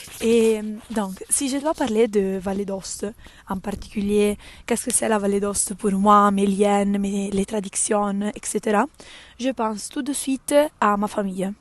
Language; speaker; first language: French; non-native, local second language; Italian